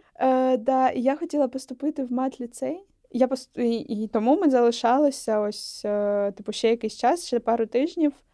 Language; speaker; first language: Ukrainian; non-native, local second language; Russian